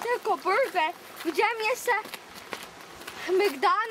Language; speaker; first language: Polish; early bilingual, heritage; Polish